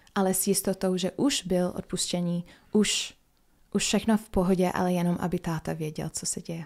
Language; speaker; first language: Czech; non-native, fluent; English